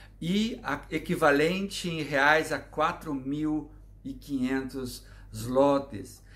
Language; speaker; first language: Portuguese; native; Portuguese